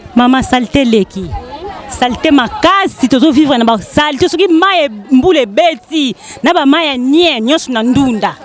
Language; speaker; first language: Lingala; non-native, local second language; Kongo